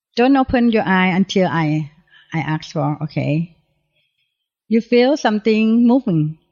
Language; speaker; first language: English; non-native, learner; Thai